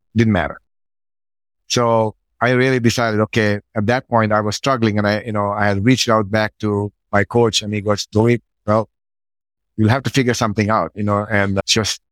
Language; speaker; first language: English; non-native, local second language; Sinhala